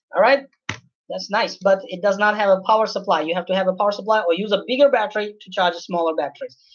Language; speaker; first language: English; non-native, local second language; Urdu